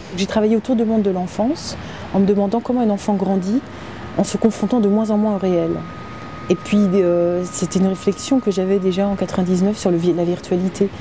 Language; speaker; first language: French; native; French